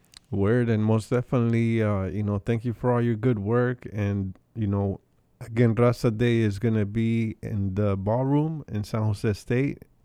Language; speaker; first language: English; early bilingual, other home language; Spanish